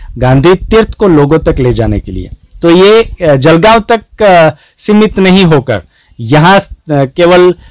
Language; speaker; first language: Hindi; non-native, local second language; Gujarati